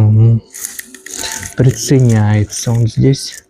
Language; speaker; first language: Russian; native; Russian